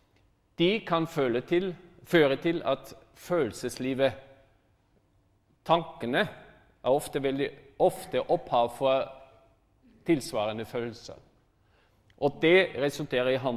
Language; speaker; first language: Norwegian; non-native, fluent; German